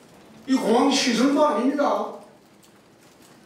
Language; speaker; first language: Korean; native; Korean